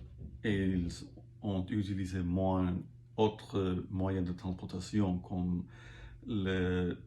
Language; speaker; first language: French; non-native, learner; English